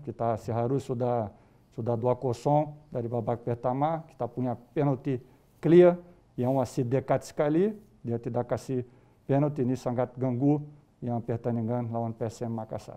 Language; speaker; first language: Indonesian; non-native, fluent; Portuguese